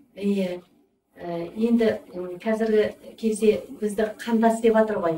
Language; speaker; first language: Kazakh; early bilingual, heritage; Kazakh